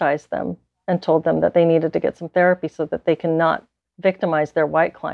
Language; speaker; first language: English; native; English